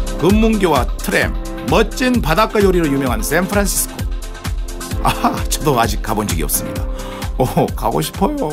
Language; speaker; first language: Korean; native; Korean